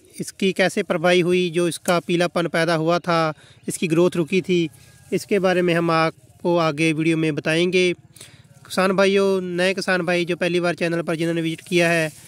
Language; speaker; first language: Hindi; non-native, local second language; Punjabi